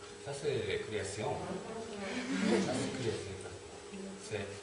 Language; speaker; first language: French; non-native, fluent; Turkish